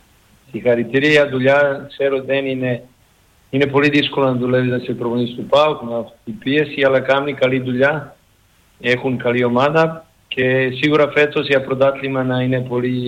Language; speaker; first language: Greek; non-native, learner; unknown